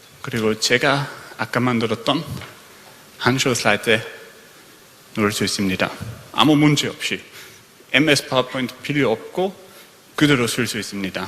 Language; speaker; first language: Korean; non-native, fluent; German